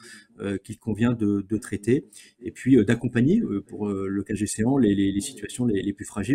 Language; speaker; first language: French; native; French